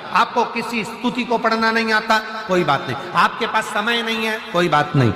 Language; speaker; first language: Hindi; native; Hindi